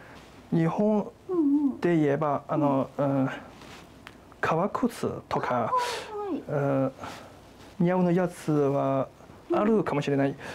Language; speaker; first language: Japanese; non-native, learner; Chinese